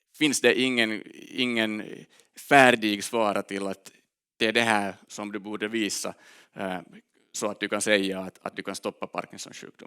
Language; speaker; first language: Swedish; non-native, local second language; Finnish